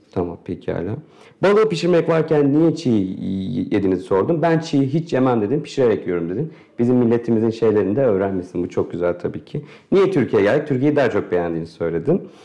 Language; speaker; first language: Turkish; native; Turkish